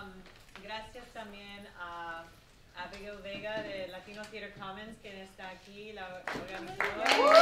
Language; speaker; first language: Spanish; early bilingual, heritage; Spanish